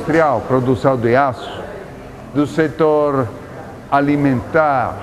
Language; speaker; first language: Portuguese; non-native, fluent; Italian